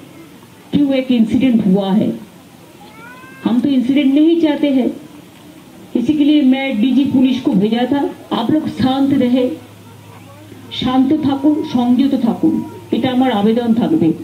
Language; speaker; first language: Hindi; non-native, local second language; Bangla